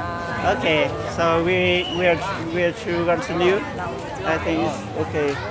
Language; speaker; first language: English; non-native, learner; Hmong